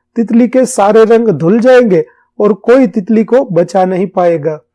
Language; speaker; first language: Hindi; non-native, local second language; Gujarati